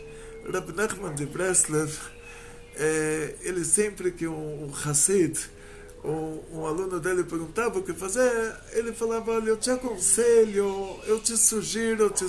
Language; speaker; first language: Portuguese; native; Portuguese